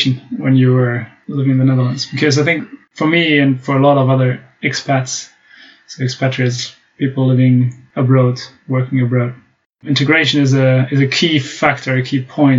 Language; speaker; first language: English; non-native, fluent; German